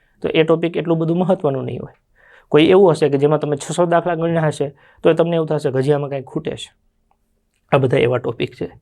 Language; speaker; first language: Gujarati; native; Gujarati